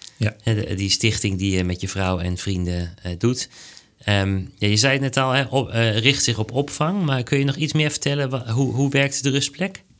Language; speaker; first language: Dutch; native; Dutch